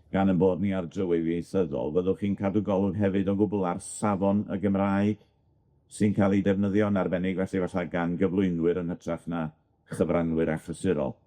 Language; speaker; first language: Welsh; native; Welsh